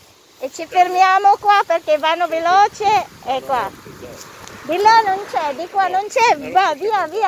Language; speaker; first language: Italian; non-native, learner; Filipino